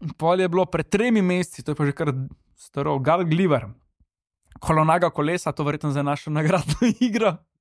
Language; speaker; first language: Slovenian; non-native, local second language; Serbian